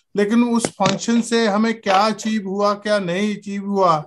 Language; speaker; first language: Hindi; native; Hindi